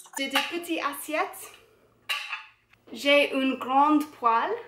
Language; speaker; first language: French; non-native, learner; English